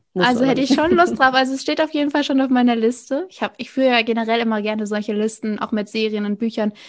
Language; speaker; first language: German; native; German